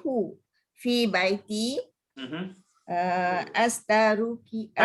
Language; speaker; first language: Arabic; non-native, learner; Malay